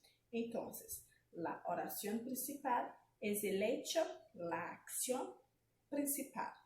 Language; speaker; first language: Spanish; non-native, fluent; Portuguese